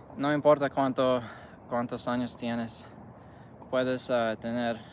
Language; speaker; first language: Spanish; non-native, learner; English